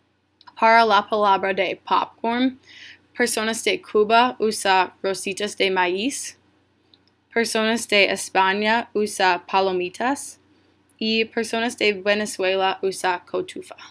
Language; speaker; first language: Spanish; non-native, learner; English